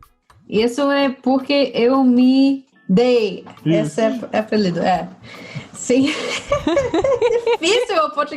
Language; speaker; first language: Portuguese; non-native, fluent; English